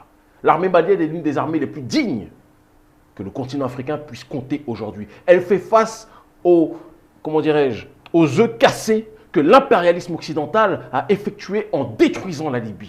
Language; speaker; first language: French; native; French